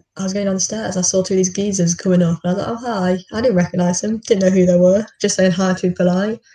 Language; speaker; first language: English; native; English